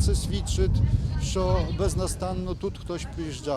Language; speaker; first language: Ukrainian; early bilingual, heritage; Ukrainian